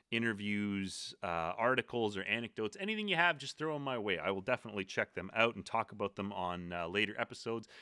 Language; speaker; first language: English; native; English